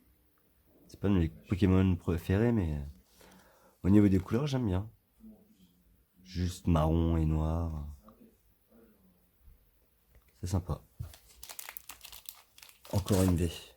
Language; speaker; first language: French; native; French